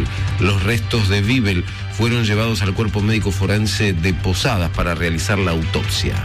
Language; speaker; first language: Spanish; native; Spanish